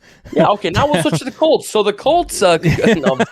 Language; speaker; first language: English; native; English